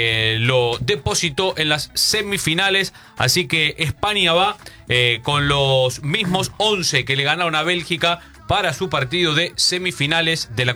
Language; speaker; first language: Spanish; native; Spanish